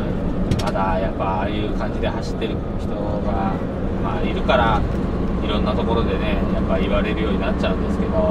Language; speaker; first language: Japanese; native; Japanese